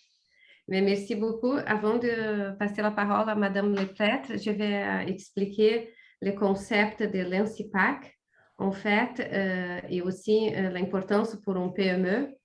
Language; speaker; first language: French; non-native, fluent; Portuguese